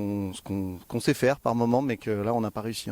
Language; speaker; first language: French; native; French